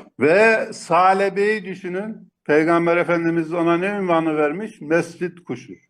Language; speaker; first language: Turkish; native; Turkish